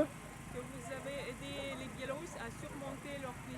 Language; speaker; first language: French; non-native, fluent; Russian